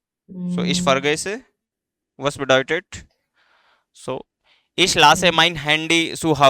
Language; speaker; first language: German; non-native, fluent; Hindi